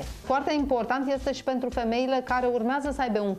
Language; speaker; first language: Romanian; native; Romanian